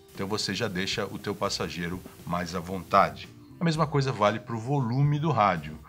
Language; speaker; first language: Portuguese; native; Portuguese